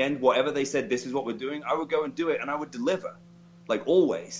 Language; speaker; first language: English; native; English